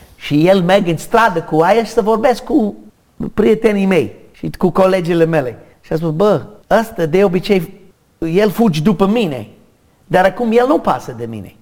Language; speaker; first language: Romanian; non-native, learner; English